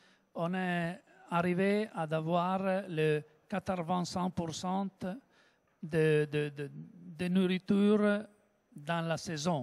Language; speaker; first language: French; non-native, learner; Italian